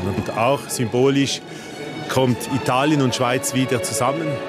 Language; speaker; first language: German; non-native, local second language; French